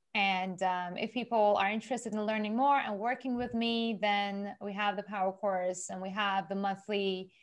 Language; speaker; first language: English; non-native, fluent; Persian